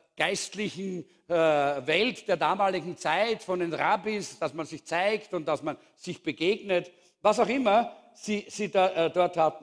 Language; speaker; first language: German; native; German